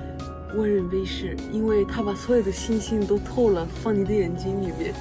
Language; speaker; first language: Chinese; non-native, fluent; French